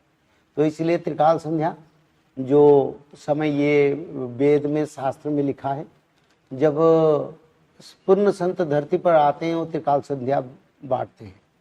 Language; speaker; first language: Hindi; non-native, local second language; Odia